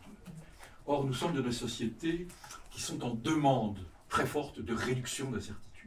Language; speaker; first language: French; native; French